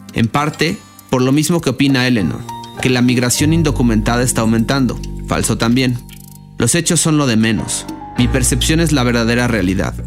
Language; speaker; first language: Spanish; native; Spanish